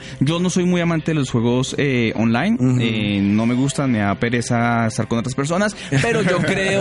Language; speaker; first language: Spanish; native; Spanish